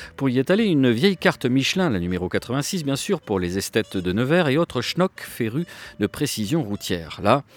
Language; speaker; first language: French; native; French